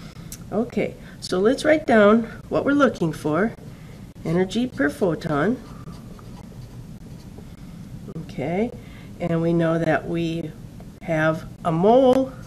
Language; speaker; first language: English; native; English